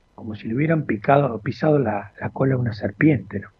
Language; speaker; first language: Spanish; native; Spanish